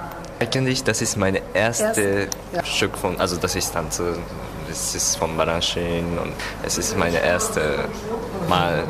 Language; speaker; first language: German; non-native, learner; Japanese